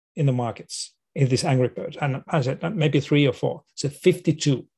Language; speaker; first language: English; non-native, fluent; Finnish